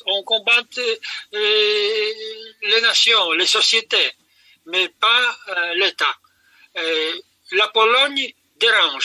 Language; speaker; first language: French; non-native, fluent; Polish